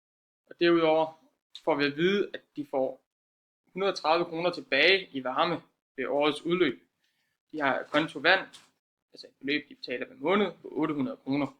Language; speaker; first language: Danish; native; Danish